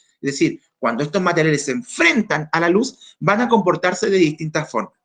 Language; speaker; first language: Spanish; native; Spanish